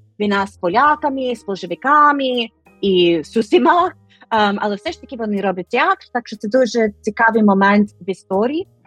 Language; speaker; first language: Ukrainian; non-native, fluent; English